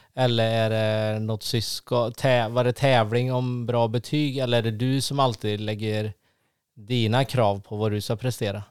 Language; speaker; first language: Swedish; native; Swedish